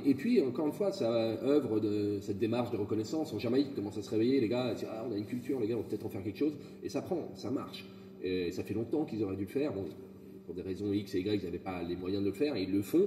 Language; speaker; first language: French; native; French